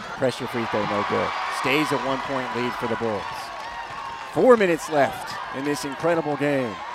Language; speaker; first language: English; native; English